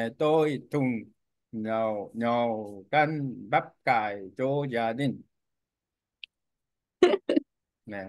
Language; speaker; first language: Vietnamese; non-native, learner; Korean